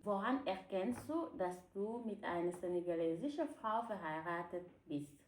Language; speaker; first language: German; non-native, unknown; Wolof